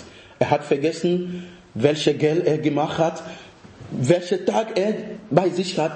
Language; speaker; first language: German; non-native, fluent; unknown